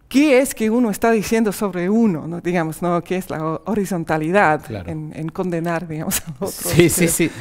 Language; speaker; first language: Spanish; non-native, fluent; English